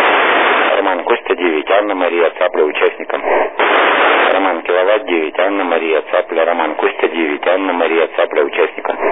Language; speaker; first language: Russian; native; Russian